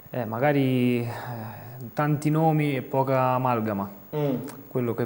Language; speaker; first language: Italian; native; Italian